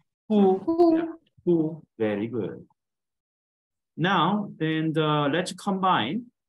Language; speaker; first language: English; non-native, fluent; Korean